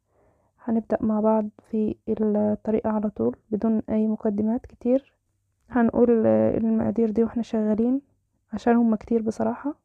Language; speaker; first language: Arabic; native; Arabic